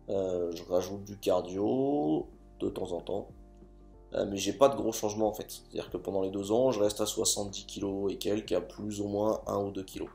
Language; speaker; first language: French; native; French